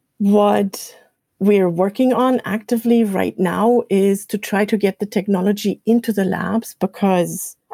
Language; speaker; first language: English; non-native, fluent; German